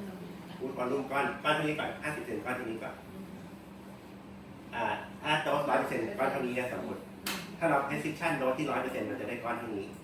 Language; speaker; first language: Thai; native; Thai